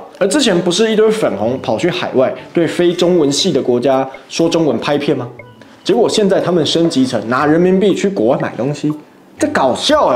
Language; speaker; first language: Chinese; native; Chinese